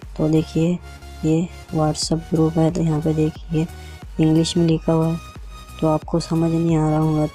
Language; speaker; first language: Hindi; native; Hindi